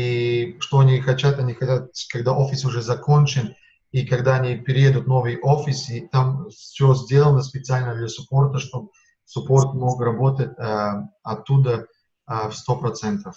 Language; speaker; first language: Russian; non-native, fluent; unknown